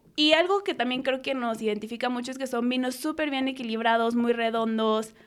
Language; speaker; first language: Spanish; native; Spanish